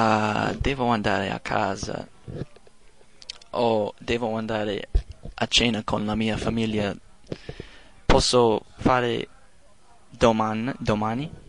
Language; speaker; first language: Italian; non-native, learner; English